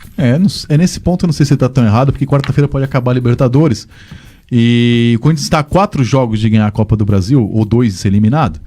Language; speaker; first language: Portuguese; native; Portuguese